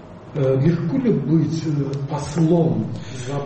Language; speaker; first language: Russian; non-native, local second language; Tajik